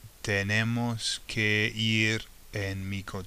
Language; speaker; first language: Spanish; non-native, fluent; English